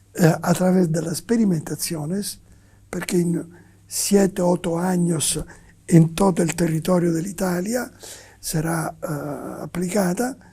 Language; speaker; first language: Spanish; non-native, fluent; Italian